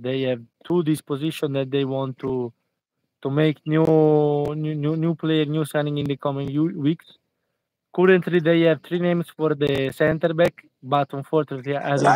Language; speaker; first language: English; non-native, fluent; Italian